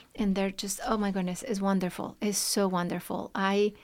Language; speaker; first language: English; non-native, fluent; Spanish